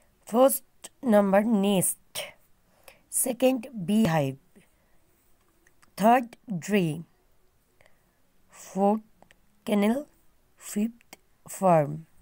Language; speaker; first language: English; non-native, local second language; Bangla